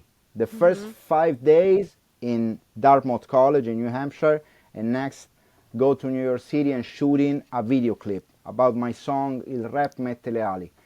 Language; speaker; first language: English; non-native, learner; Italian